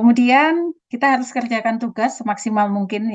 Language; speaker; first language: Indonesian; native; Indonesian